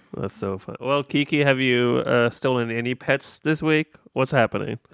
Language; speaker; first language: English; non-native, fluent; Arabic